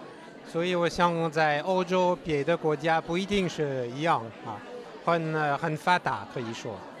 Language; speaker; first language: Chinese; non-native, fluent; French